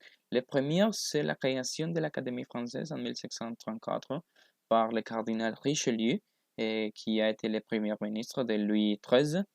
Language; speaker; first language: French; non-native, learner; Spanish